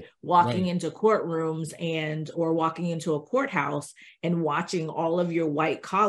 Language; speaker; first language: English; native; English